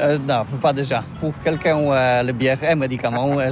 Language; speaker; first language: French; non-native, learner; Polish